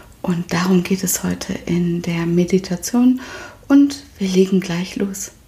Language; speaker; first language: German; native; German